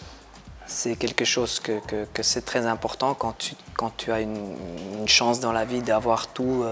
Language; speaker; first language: French; non-native, local second language; Dutch